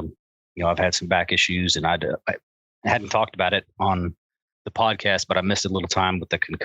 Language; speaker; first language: English; native; English